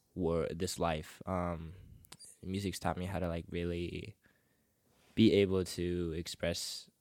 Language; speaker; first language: English; early bilingual, other home language; Filipino